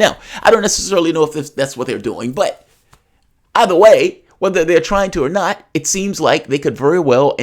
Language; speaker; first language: English; native; English